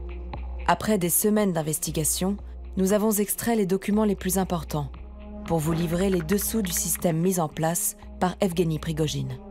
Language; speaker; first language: French; native; French